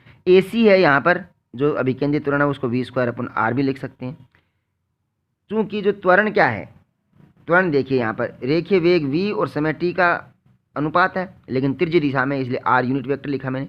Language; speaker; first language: Hindi; native; Hindi